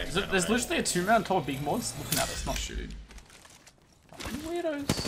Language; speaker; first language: English; native; English